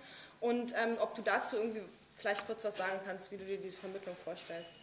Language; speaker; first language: German; native; German